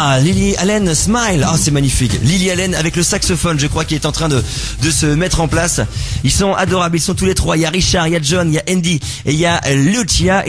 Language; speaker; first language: French; native; French